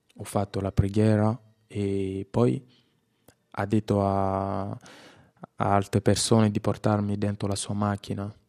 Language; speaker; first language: Italian; non-native, fluent; Lingala